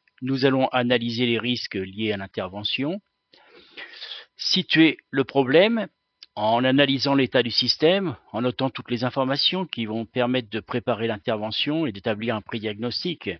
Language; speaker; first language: French; native; French